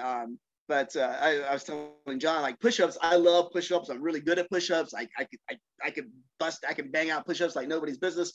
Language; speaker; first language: English; native; English